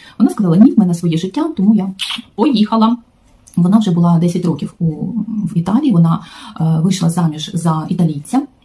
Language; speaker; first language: Ukrainian; non-native, local second language; Russian